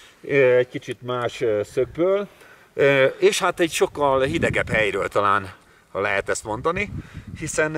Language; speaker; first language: Hungarian; native; Hungarian